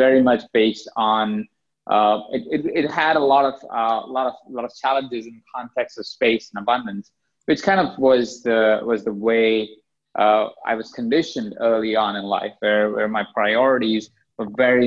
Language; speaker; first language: English; non-native, local second language; Hindi